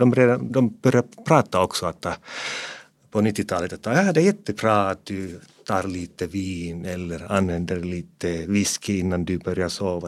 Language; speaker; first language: Swedish; non-native, fluent; Finnish